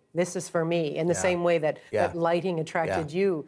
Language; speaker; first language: English; native; English